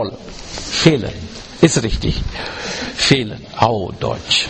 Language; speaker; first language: German; non-native, learner; English